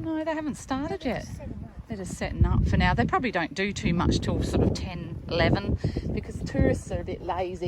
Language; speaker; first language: English; native; English